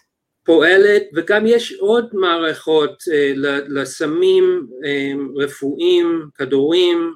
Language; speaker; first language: Hebrew; non-native, fluent; English